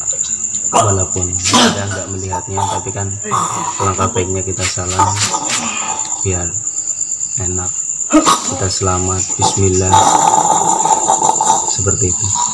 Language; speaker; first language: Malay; non-native, local second language; Javanese